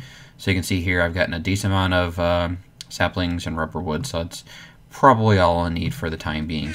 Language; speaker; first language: English; native; English